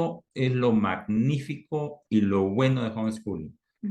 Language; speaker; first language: Spanish; native; Spanish